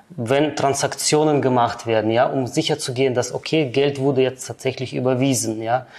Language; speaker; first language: German; non-native, fluent; Russian